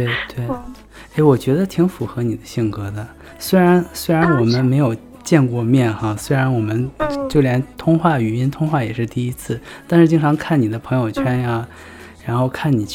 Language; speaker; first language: Chinese; native; Chinese